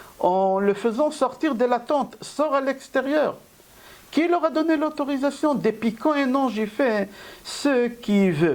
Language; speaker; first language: French; native; French